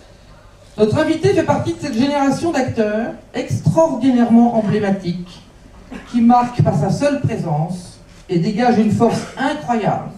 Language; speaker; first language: French; native; French